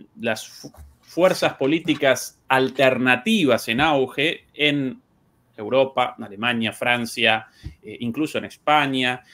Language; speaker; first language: Spanish; native; Spanish